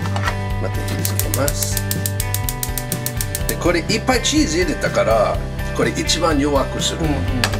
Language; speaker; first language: Japanese; non-native, learner; English